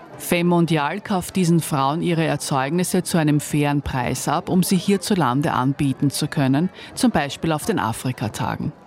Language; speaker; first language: German; native; German